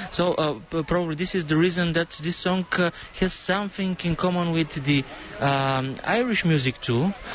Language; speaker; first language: English; non-native, fluent; Bulgarian